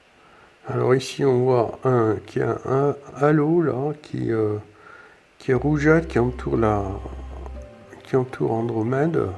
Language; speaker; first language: French; native; French